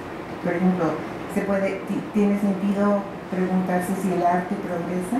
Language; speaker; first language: Spanish; native; Spanish